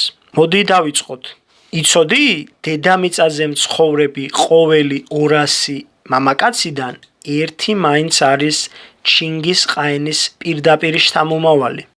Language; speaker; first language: Georgian; native; Georgian